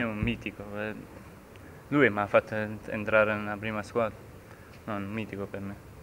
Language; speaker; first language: Italian; early bilingual, heritage; German